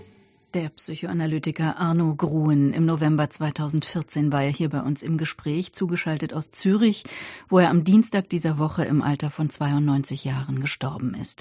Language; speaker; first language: German; native; German